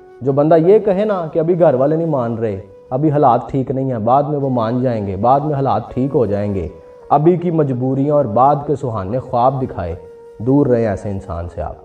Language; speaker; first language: Urdu; non-native, local second language; Punjabi